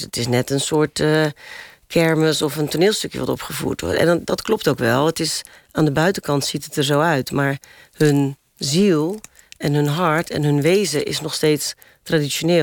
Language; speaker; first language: Dutch; native; Dutch